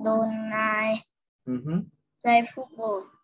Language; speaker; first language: English; non-native, learner; Vietnamese